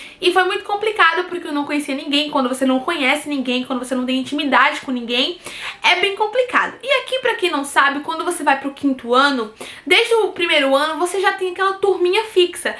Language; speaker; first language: Portuguese; native; Portuguese